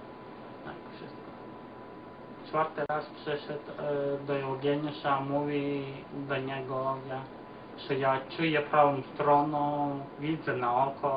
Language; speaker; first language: Polish; non-native, learner; Ukrainian